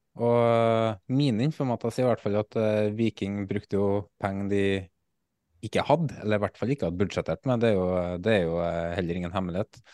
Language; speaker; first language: Norwegian; native; Norwegian